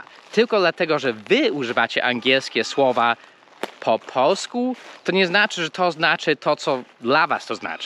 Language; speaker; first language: Polish; non-native, fluent; English